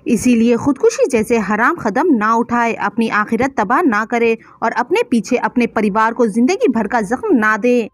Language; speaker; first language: Hindi; non-native, local second language; Urdu